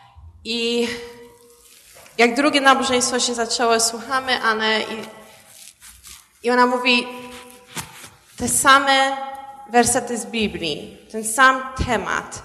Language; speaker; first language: Polish; early bilingual, heritage; Polish